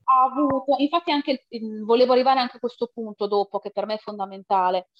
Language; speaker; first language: Italian; native; Italian